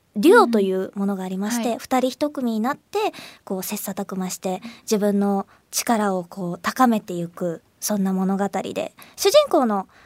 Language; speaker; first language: Japanese; native; Japanese